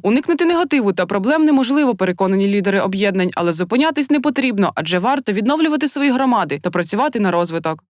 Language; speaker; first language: Ukrainian; native; Ukrainian